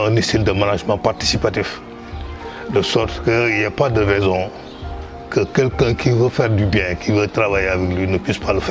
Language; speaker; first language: French; non-native, local second language; Wolof